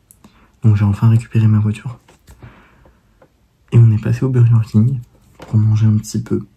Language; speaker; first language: French; native; French